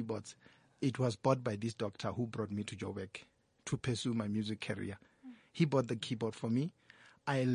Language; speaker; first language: English; non-native, local second language; Northern Sotho